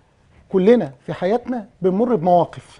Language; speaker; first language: Arabic; native; Arabic